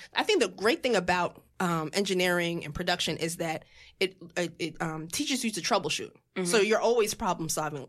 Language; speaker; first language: English; native; English